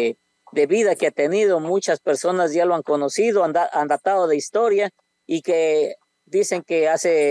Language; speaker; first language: Spanish; native; Spanish